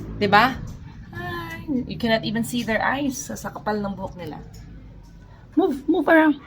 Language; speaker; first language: Filipino; non-native, local second language; Cebuano